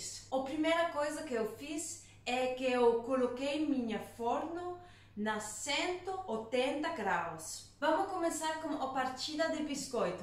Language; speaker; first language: Portuguese; non-native, learner; Danish